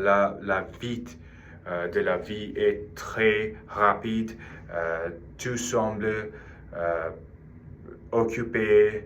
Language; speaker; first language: French; non-native, learner; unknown